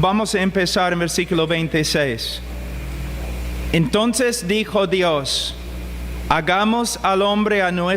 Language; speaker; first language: Spanish; non-native, fluent; English